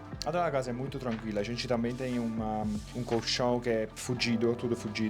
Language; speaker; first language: Portuguese; non-native, fluent; Italian